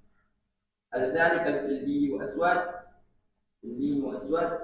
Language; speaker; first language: Arabic; non-native, learner; Indonesian